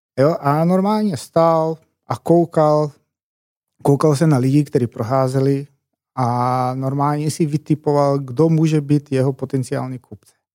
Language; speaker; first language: Czech; non-native, fluent; Macedonian